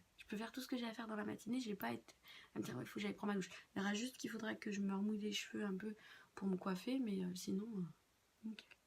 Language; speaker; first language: French; native; French